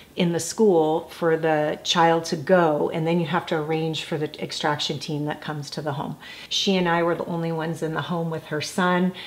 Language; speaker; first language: English; native; English